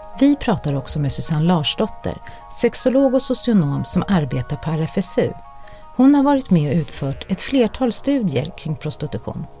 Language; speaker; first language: Swedish; native; Swedish